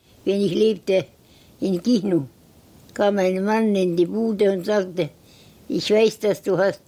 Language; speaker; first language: German; non-native, learner; Estonian